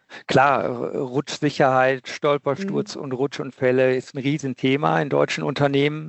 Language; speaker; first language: German; native; German